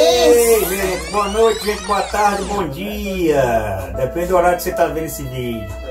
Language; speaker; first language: Portuguese; native; Portuguese